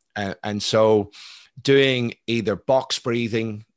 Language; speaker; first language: English; native; English